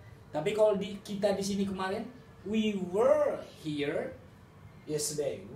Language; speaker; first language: English; non-native, fluent; Indonesian